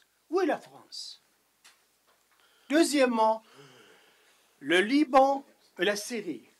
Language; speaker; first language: French; non-native, fluent; Persian